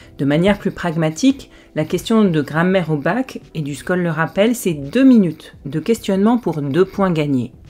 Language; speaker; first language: French; native; French